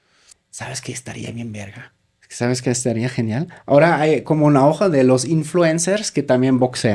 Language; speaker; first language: Spanish; native; Spanish